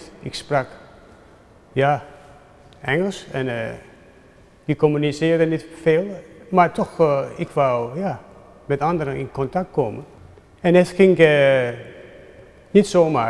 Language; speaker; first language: Dutch; non-native, fluent; Turkish